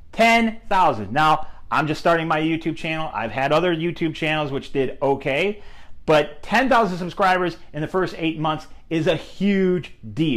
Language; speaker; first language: English; native; English